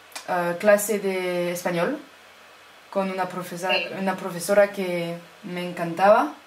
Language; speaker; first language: Spanish; non-native, learner; French